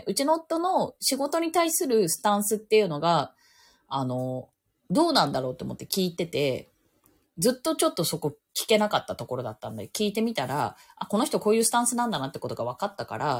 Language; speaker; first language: Japanese; native; Japanese